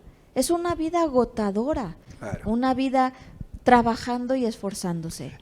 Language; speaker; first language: Spanish; native; Spanish